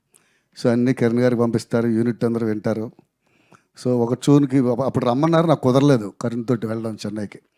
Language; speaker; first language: Telugu; native; Telugu